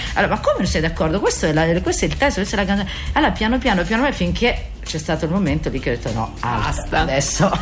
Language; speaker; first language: Italian; native; Italian